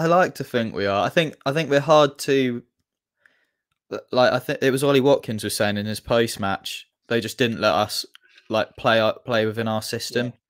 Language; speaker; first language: English; native; English